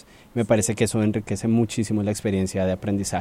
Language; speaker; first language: Spanish; native; Spanish